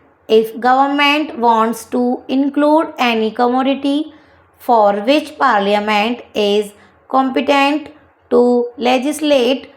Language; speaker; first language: English; non-native, local second language; Hindi